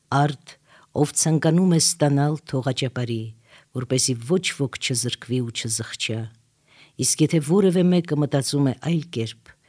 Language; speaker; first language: Armenian; native; Armenian